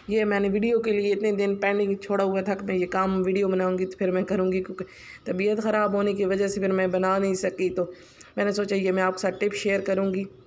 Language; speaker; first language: Urdu; non-native, local second language; Punjabi